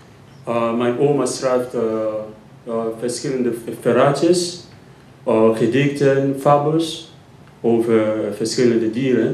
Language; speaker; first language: Dutch; non-native, learner; Lingala